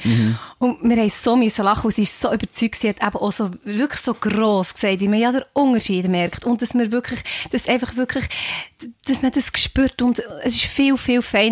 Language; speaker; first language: German; native; German